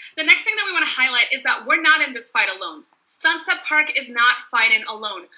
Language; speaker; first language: English; native; English